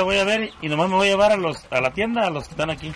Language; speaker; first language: Spanish; native; Spanish